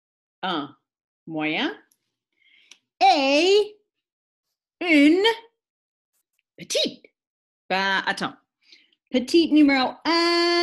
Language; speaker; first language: French; non-native, fluent; English